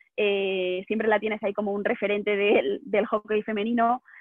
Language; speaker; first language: Spanish; native; Spanish